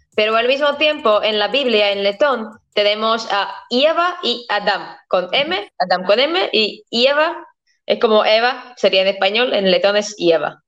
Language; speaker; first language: Spanish; non-native, fluent; Latvian